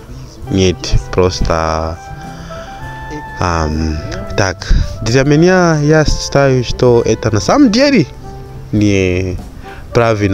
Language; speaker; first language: Russian; non-native, fluent; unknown